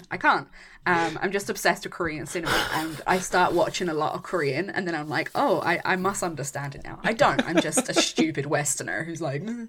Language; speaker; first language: English; native; English